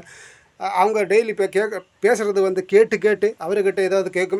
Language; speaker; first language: Tamil; non-native, local second language; Malayalam